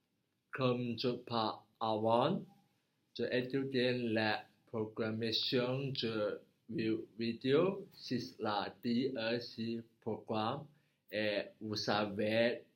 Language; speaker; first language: French; non-native, learner; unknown